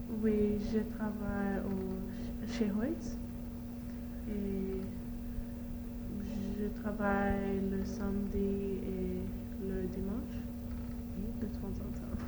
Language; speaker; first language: French; non-native, learner; Arabic